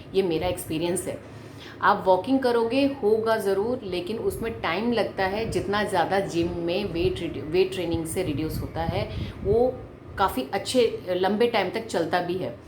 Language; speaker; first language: Hindi; non-native, local second language; Malayalam